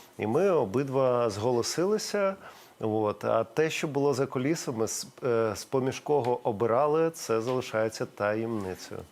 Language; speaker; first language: Ukrainian; non-native, local second language; Russian